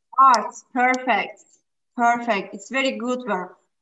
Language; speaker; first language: English; non-native, fluent; Turkish